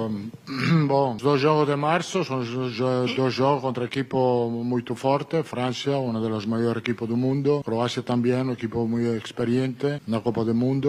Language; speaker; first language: Portuguese; non-native, learner; Italian